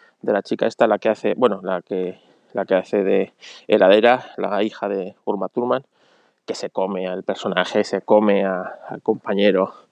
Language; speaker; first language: Spanish; native; Spanish